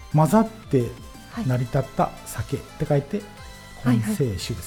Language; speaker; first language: Japanese; native; Japanese